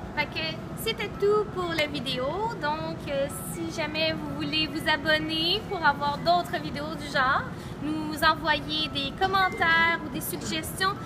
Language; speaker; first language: French; native; French